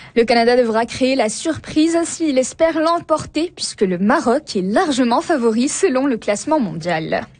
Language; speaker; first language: French; native; French